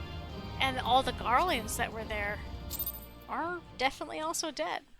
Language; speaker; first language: English; native; English